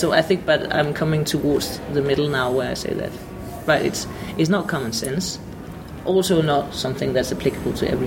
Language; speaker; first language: English; non-native, fluent; Danish